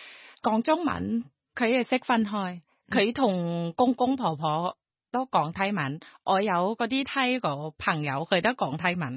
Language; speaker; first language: Cantonese; non-native, fluent; Thai